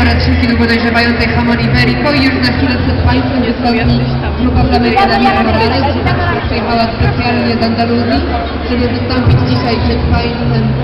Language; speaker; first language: Polish; native; Polish